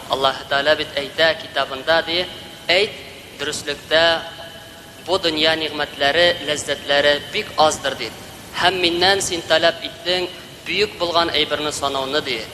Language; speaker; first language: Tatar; native; Tatar